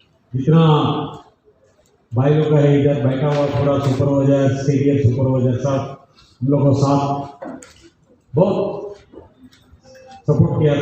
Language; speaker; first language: Hindi; non-native, local second language; Malayalam